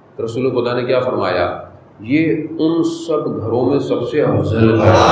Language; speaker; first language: Urdu; non-native, local second language; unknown